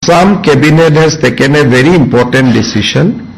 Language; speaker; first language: English; non-native, local second language; Assamese